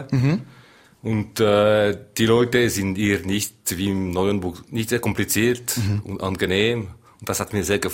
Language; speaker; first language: German; non-native, local second language; French